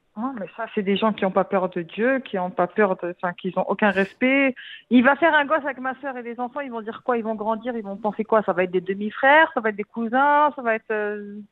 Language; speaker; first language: French; early bilingual, other home language; Arabic